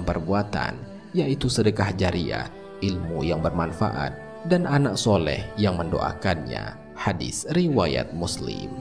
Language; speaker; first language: Indonesian; native; Indonesian